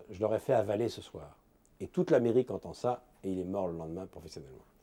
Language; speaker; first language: French; native; French